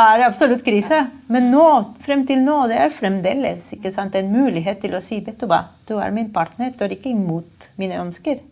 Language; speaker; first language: Norwegian; non-native, fluent; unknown